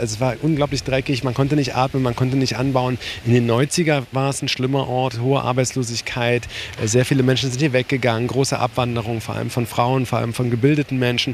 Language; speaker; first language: German; native; German